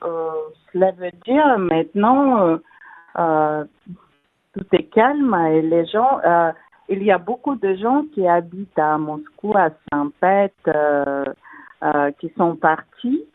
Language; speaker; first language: French; non-native, fluent; Russian